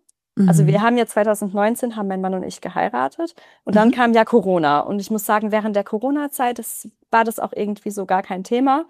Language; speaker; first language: German; native; German